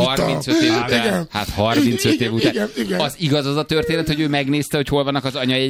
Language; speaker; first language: Hungarian; native; Hungarian